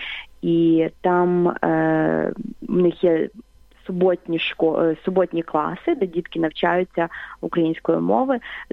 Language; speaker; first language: Ukrainian; native; Ukrainian